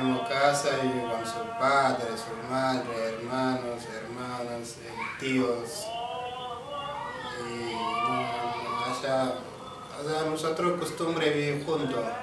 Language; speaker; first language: Spanish; non-native, learner; Wolof